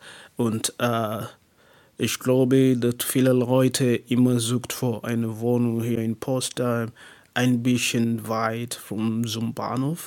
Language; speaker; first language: German; non-native, learner; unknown